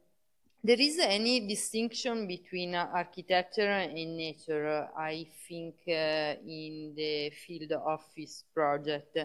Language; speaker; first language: English; non-native, fluent; Italian